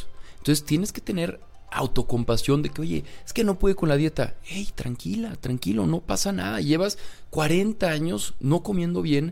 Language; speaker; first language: Spanish; native; Spanish